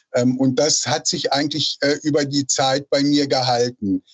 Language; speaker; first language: German; native; German